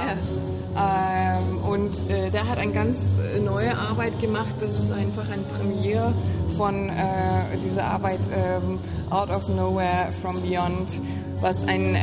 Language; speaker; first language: German; non-native, fluent; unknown